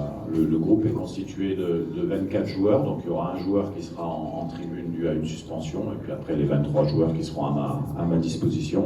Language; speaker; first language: French; native; French